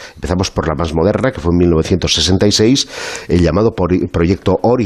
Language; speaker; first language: Spanish; native; Spanish